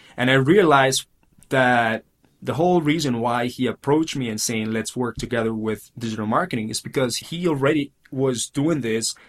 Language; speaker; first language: English; early bilingual, other home language; Spanish